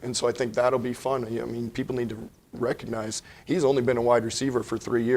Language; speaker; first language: English; native; English